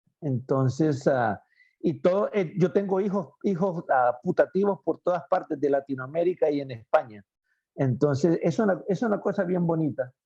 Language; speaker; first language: Spanish; native; Spanish